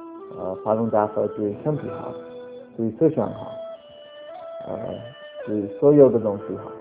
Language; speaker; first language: Chinese; non-native, learner; English